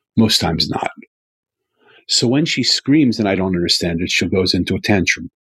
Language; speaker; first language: English; native; English